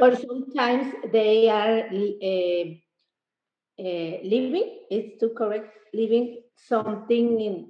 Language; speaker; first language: English; non-native, learner; Spanish